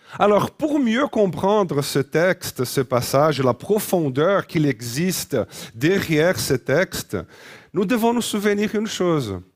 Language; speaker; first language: French; non-native, fluent; Portuguese